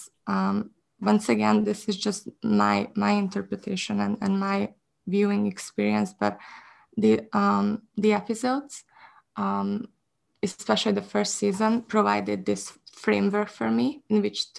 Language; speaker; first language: English; non-native, fluent; Hungarian